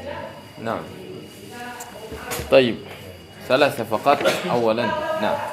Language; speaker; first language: Arabic; non-native, fluent; Indonesian